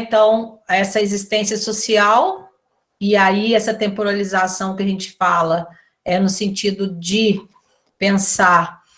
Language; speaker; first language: Portuguese; native; Portuguese